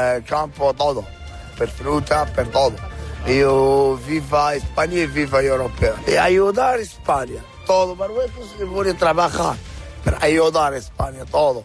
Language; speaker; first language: Spanish; non-native, learner; Arabic